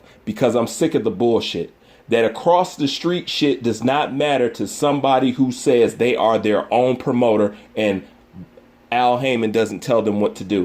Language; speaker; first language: English; native; English